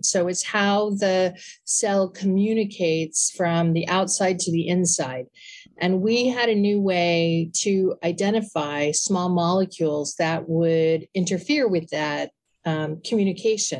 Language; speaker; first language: English; native; English